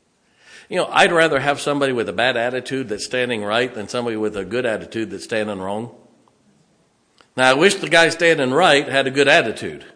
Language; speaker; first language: English; native; English